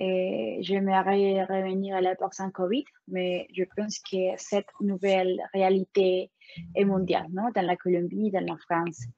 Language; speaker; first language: French; non-native, learner; Spanish